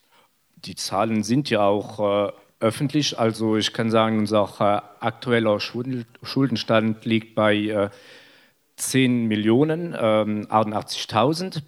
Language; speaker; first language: German; native; German